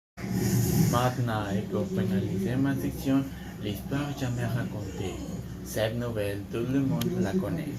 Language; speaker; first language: French; non-native, learner; Spanish